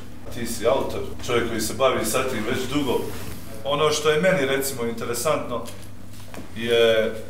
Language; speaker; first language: Bosnian; native; Bosnian